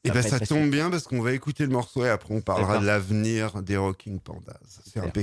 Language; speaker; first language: French; native; French